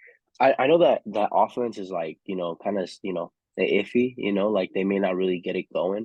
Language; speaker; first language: English; native; English